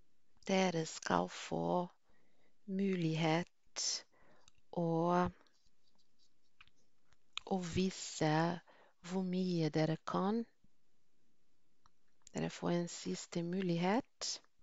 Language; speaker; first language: Norwegian; non-native, fluent; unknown